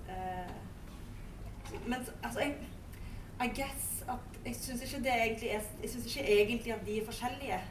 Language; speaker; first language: Norwegian; early bilingual, other home language; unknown